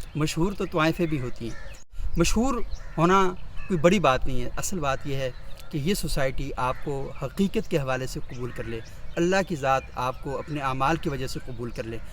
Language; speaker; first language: Urdu; non-native, local second language; Northern Hindko